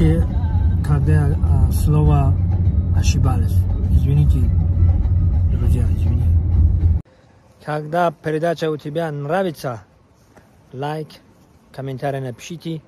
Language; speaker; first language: Russian; non-native, learner; Tajik